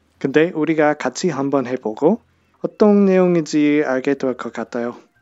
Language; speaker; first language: Korean; non-native, fluent; English